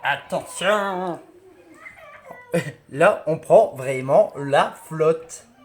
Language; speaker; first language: French; native; French